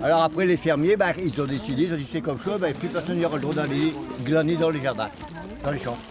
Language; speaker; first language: French; native; French